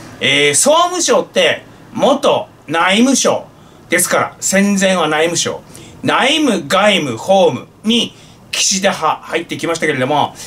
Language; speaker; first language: Japanese; native; Japanese